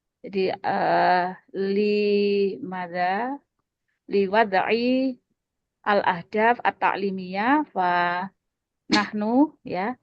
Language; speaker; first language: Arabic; non-native, fluent; Indonesian